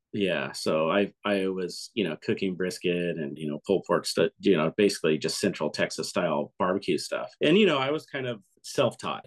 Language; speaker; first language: English; native; English